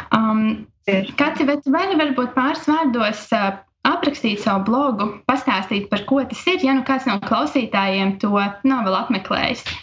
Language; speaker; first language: Latvian; native; Latvian